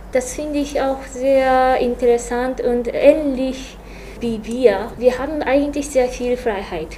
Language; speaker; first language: German; non-native, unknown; Japanese